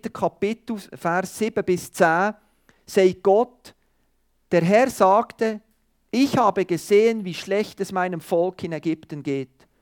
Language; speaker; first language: German; non-native, fluent; Swiss German